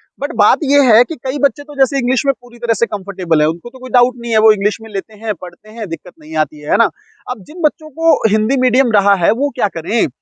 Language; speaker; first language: Hindi; non-native, local second language; Punjabi